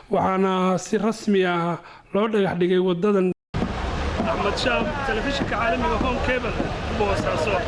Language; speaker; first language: Somali; native; Somali